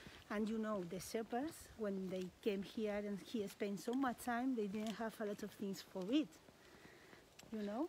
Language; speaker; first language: English; non-native, learner; Spanish